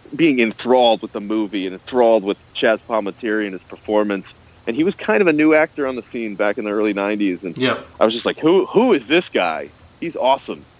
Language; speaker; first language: English; native; English